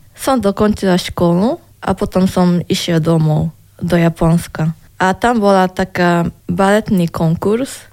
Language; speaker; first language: Slovak; non-native, learner; Japanese